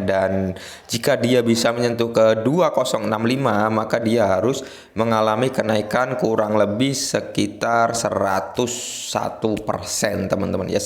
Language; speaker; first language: Indonesian; native; Indonesian